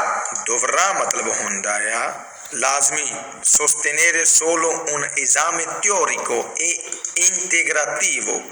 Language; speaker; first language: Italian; non-native, fluent; Punjabi